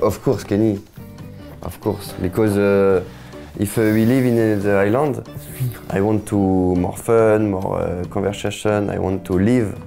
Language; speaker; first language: English; non-native, learner; French